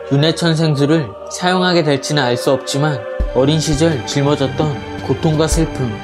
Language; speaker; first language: Korean; native; Korean